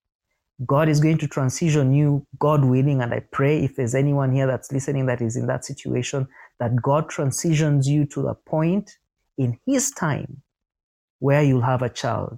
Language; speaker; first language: English; non-native, local second language; Ganda